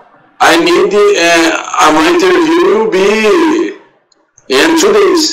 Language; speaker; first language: English; non-native, learner; Portuguese